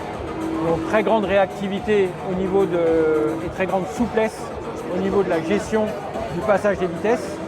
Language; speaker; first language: French; native; French